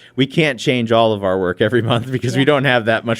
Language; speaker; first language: English; native; English